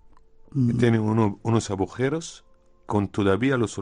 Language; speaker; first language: Spanish; non-native, fluent; Arabic